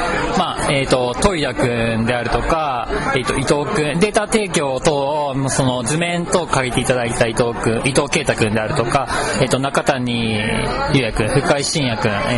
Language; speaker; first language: Japanese; native; Japanese